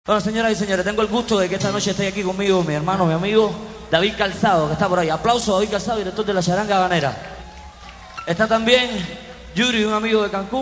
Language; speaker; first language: Spanish; native; Spanish